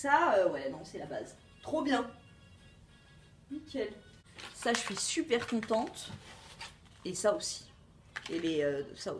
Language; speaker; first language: French; native; French